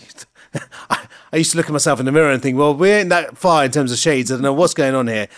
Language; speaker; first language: English; native; English